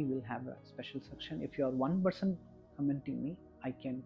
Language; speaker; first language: English; non-native, local second language; Kannada